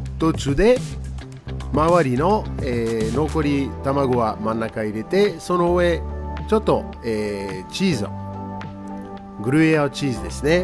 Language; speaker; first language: Japanese; non-native, fluent; French